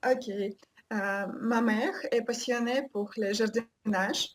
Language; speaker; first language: French; non-native, learner; Russian